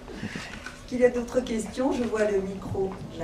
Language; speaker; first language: French; native; French